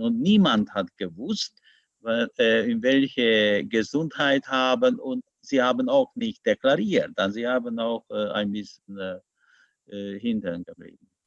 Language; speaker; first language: German; non-native, learner; Hungarian